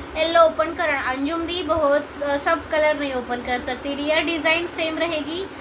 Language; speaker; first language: Hindi; non-native, local second language; Marathi